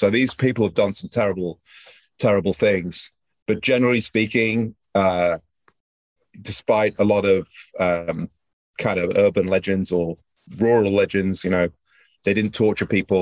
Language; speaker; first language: English; native; English